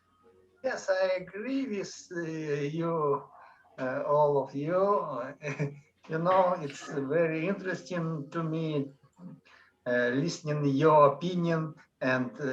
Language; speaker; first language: English; non-native, learner; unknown